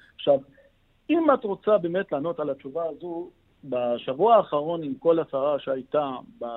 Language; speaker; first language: Hebrew; non-native, local second language; Arabic